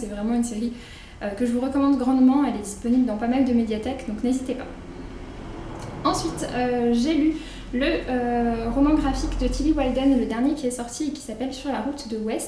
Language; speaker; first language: French; native; French